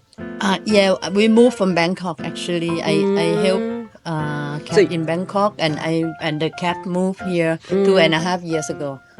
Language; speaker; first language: English; non-native, local second language; Thai